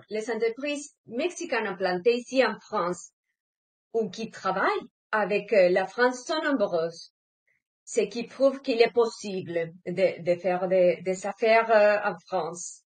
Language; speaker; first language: French; non-native, fluent; Spanish